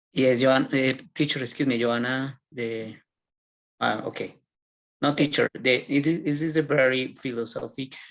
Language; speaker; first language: English; non-native, learner; Spanish